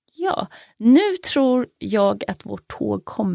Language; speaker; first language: Swedish; native; Swedish